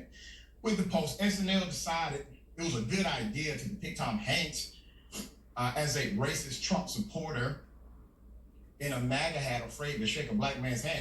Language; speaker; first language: English; native; English